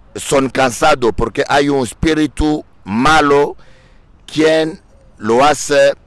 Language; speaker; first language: Spanish; non-native, learner; French